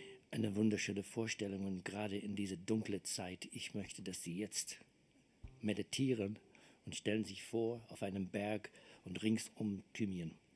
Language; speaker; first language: German; non-native, fluent; English